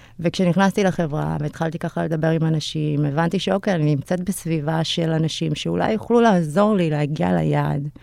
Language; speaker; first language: Hebrew; early bilingual, other home language; Amharic